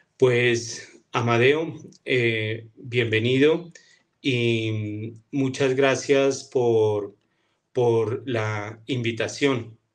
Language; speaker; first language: Spanish; native; Spanish